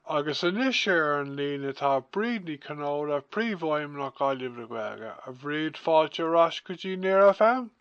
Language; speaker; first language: Irish; non-native, local second language; English